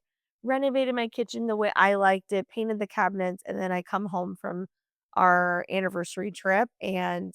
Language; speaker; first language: English; native; English